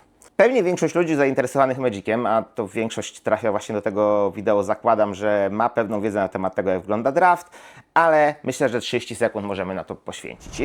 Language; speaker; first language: Polish; native; Polish